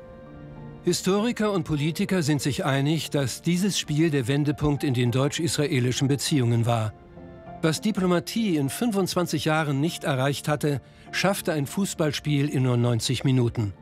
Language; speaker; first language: German; native; German